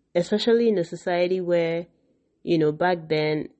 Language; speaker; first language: English; non-native, local second language; Yoruba